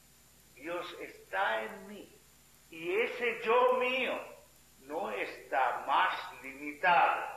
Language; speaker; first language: Spanish; non-native, fluent; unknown